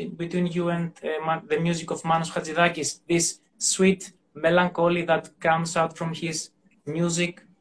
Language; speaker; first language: English; non-native, fluent; Greek